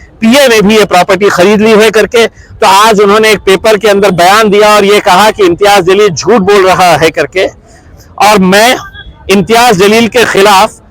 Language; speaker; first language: Hindi; non-native, local second language; Urdu